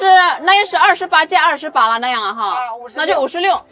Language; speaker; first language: Chinese; non-native, fluent; Indonesian